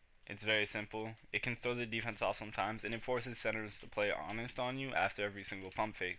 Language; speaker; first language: English; native; English